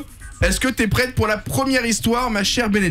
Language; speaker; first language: French; native; French